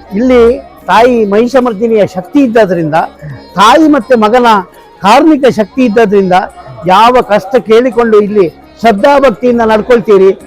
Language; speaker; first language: Kannada; native; Kannada